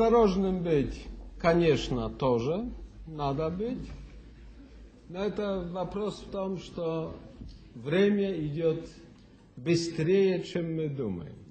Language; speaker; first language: Russian; non-native, fluent; Polish